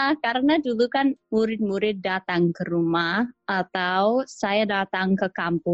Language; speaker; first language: Indonesian; non-native, fluent; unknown